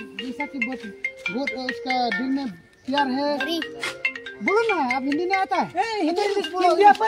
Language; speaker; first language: Hindi; non-native, local second language; Khasi